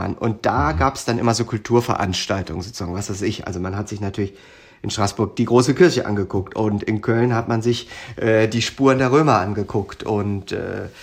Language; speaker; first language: German; native; German